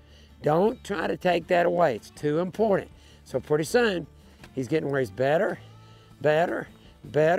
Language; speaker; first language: English; native; English